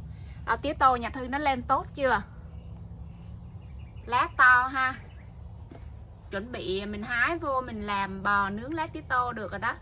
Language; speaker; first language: Vietnamese; native; Vietnamese